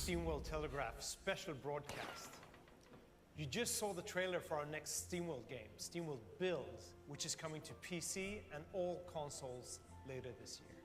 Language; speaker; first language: English; non-native, fluent; Swedish